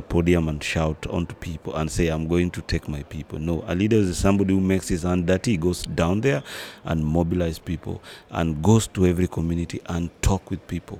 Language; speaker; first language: English; non-native, local second language; Luo (Kenya and Tanzania)